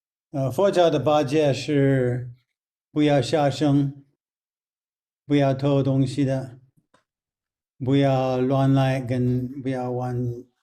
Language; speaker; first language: Chinese; non-native, fluent; English